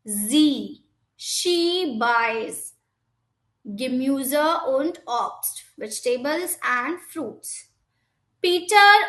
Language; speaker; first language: German; non-native, fluent; Hindi